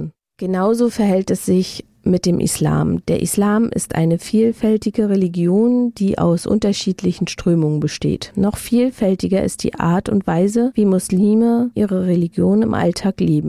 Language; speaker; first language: German; native; German